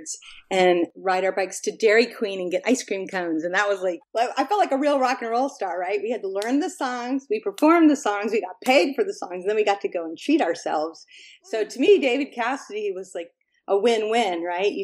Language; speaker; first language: English; native; English